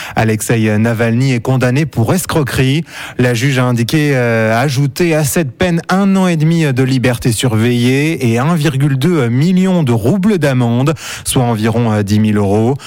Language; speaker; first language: French; native; French